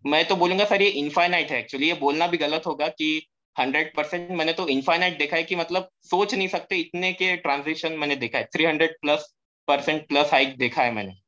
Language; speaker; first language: Hindi; non-native, local second language; Marathi